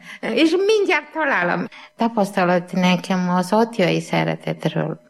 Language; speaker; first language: Hungarian; non-native, learner; Malayalam